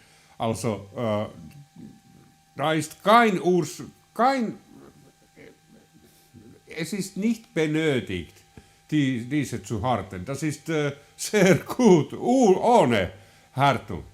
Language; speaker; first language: German; non-native, learner; Finnish